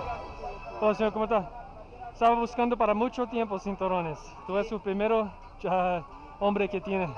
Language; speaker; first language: Spanish; non-native, learner; English